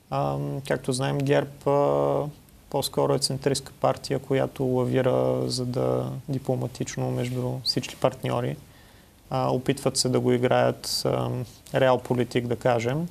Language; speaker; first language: Bulgarian; native; Bulgarian